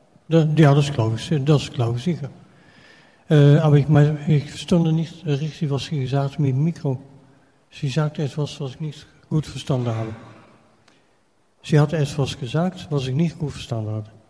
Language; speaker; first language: German; non-native, fluent; Dutch